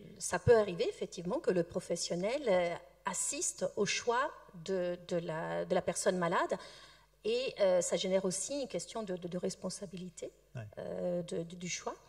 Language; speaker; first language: French; non-native, fluent; Italian